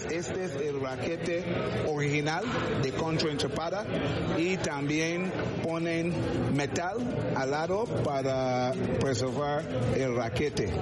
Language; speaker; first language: Spanish; non-native, learner; English